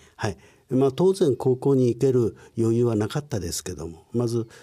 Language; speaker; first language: Japanese; native; Japanese